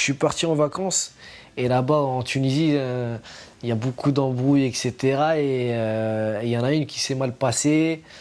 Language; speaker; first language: French; early bilingual, other home language; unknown